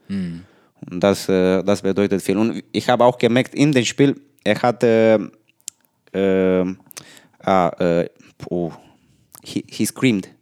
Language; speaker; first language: German; non-native, learner; Romanian